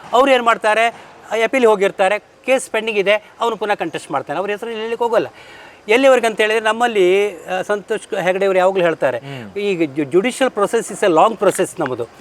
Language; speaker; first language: Kannada; native; Kannada